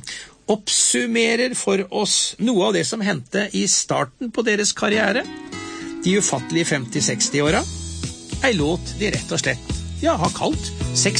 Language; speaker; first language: Norwegian; native; Norwegian